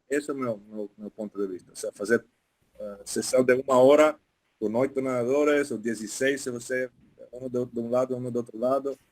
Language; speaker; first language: Portuguese; non-native, fluent; Italian